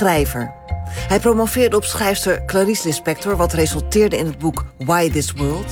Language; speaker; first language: Dutch; native; Dutch